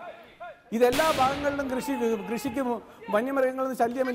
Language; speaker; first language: Malayalam; native; Malayalam